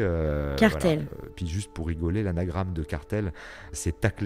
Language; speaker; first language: French; native; French